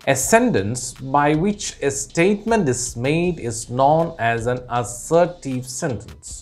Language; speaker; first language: English; non-native, local second language; Malayalam